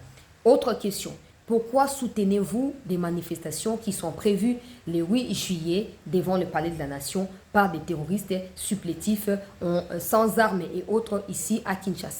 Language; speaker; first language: French; non-native, local second language; Lingala